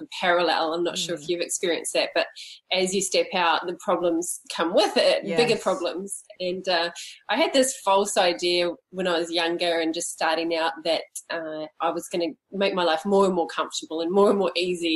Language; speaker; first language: English; native; English